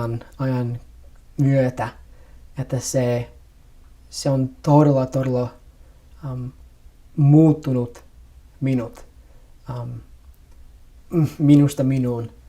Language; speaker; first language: Finnish; non-native, fluent; English